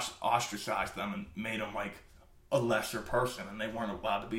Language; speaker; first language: English; native; English